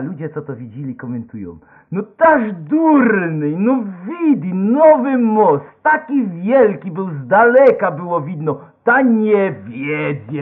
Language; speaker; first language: Polish; native; Polish